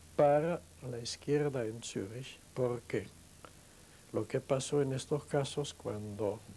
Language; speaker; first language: Spanish; non-native, fluent; German